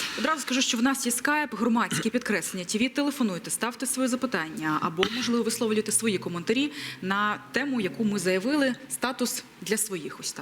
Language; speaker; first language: Ukrainian; native; Ukrainian